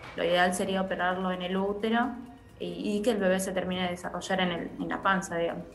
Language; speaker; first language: Spanish; native; Spanish